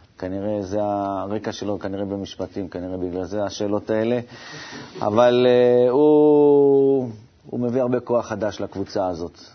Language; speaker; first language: Hebrew; native; Hebrew